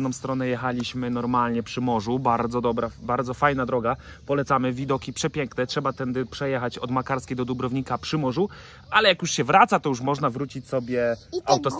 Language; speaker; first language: Polish; native; Polish